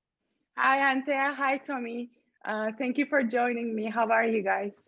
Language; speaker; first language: English; non-native, fluent; Turkish